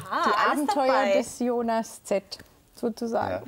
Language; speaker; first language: German; native; German